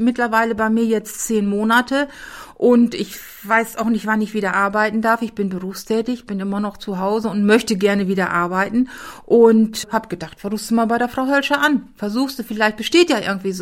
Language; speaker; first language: German; native; German